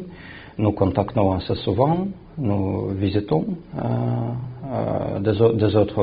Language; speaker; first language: French; non-native, fluent; Russian